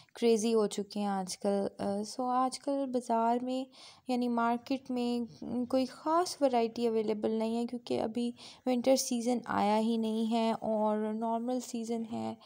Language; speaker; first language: Urdu; native; Urdu